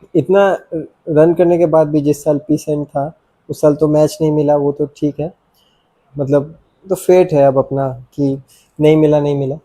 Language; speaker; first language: Hindi; non-native, local second language; Bangla